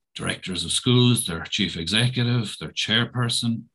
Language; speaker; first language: English; native; English